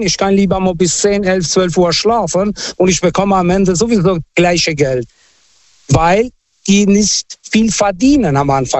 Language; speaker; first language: German; non-native, fluent; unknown